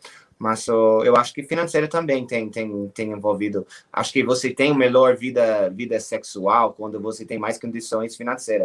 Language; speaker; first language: Portuguese; non-native, fluent; English